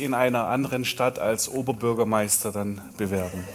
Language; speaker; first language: German; native; German